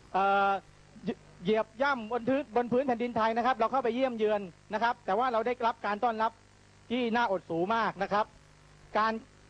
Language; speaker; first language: Thai; native; Thai